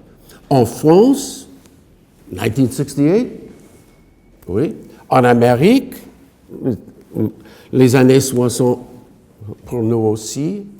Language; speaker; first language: French; non-native, fluent; English